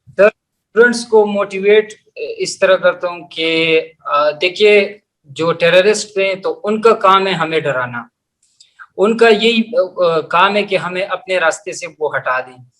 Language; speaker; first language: Urdu; non-native, local second language; Pashto